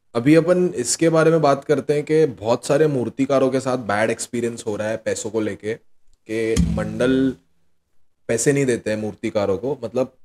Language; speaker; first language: Hindi; non-native, local second language; Marathi